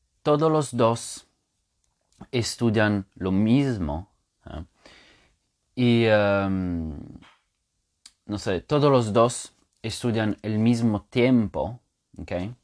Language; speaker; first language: Spanish; non-native, fluent; Italian